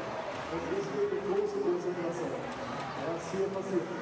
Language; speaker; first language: German; native; German